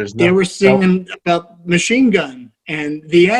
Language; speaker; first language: English; native; English